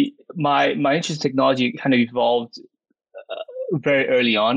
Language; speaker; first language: English; early bilingual, other home language; Min Nan Chinese